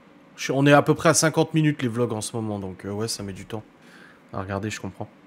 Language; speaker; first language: French; native; French